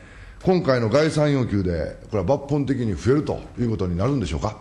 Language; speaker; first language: Japanese; native; Japanese